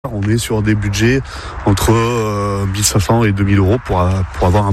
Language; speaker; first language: French; native; French